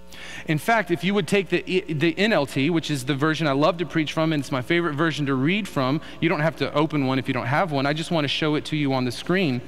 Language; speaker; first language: English; native; English